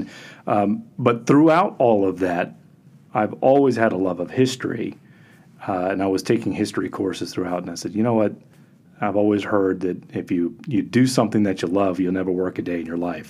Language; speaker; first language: English; native; English